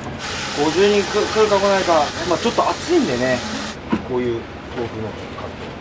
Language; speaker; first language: Japanese; native; Japanese